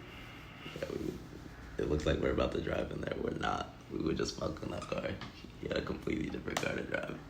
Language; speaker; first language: English; native; English